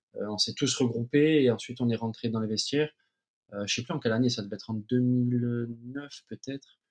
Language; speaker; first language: French; native; French